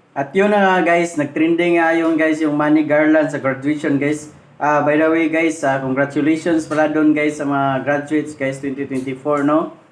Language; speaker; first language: Filipino; non-native, local second language; Cebuano